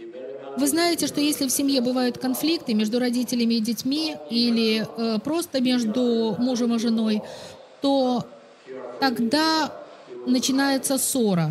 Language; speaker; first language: Russian; native; Russian